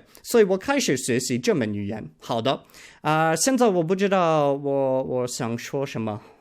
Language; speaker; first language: Chinese; non-native, learner; English